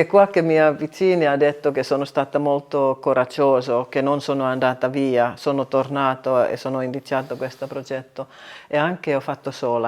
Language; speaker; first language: Italian; non-native, learner; Finnish